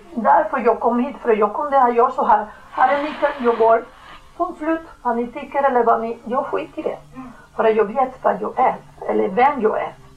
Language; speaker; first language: Swedish; non-native, learner; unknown